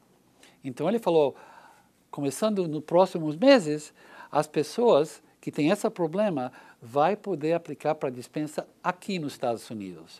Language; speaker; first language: Portuguese; non-native, learner; English